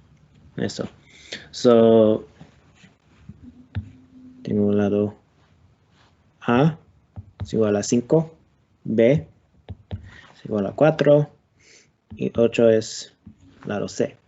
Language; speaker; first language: Spanish; non-native, learner; English